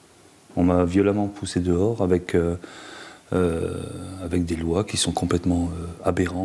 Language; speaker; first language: French; native; French